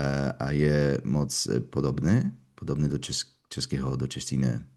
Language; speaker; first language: Czech; non-native, learner; Russian